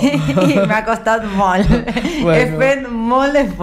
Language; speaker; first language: Catalan; non-native, learner; Spanish